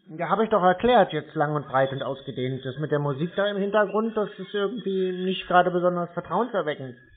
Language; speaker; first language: German; native; German